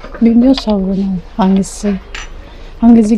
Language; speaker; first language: Turkish; non-native, learner; Indonesian